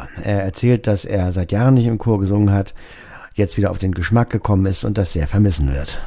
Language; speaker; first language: German; native; German